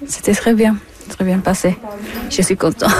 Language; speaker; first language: French; non-native, learner; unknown